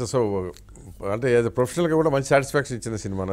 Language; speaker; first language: Telugu; native; Telugu